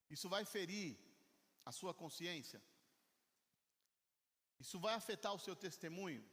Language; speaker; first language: Portuguese; native; Portuguese